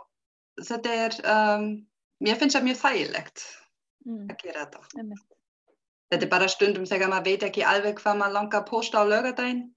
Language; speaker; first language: Icelandic; non-native, learner; German